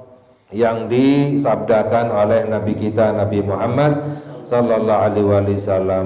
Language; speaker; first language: Indonesian; native; Indonesian